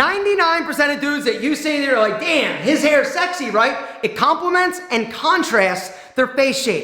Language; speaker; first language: English; native; English